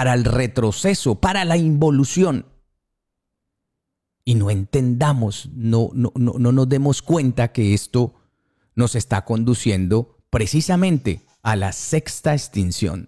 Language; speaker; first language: Spanish; native; Spanish